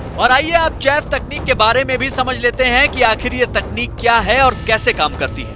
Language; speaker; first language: Hindi; native; Hindi